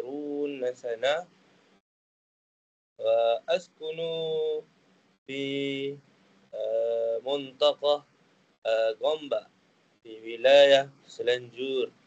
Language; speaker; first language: Arabic; non-native, learner; Malay